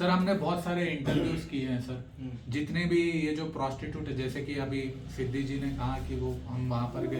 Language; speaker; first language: Hindi; native; Hindi